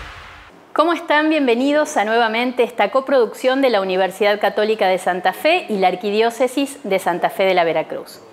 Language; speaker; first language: Spanish; native; Spanish